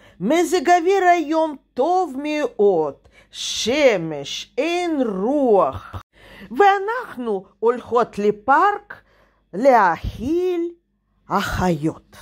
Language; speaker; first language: Hebrew; non-native, fluent; Russian